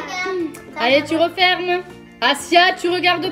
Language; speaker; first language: French; native; French